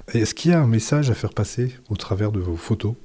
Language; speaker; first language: French; native; French